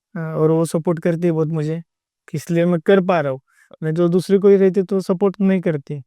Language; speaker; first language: Hindi; non-native, local second language; Marathi